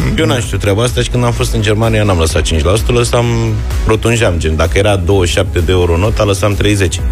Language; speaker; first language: Romanian; native; Romanian